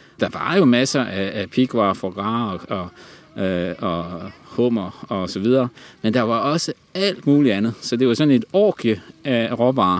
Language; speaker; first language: Danish; native; Danish